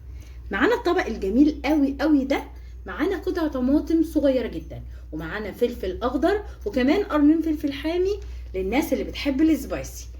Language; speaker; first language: Arabic; native; Arabic